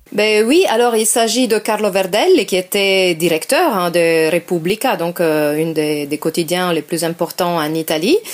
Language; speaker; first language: French; non-native, fluent; Italian